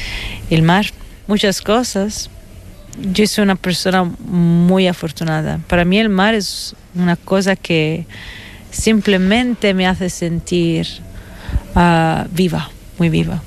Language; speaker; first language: Spanish; non-native, fluent; Italian